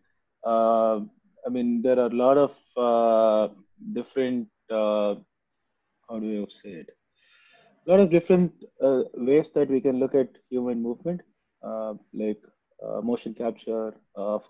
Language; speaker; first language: English; non-native, local second language; Tamil